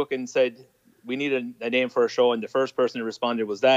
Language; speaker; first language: English; non-native, fluent; French